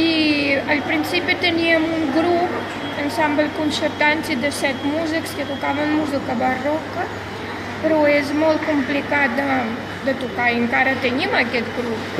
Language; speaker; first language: Catalan; non-native, fluent; Russian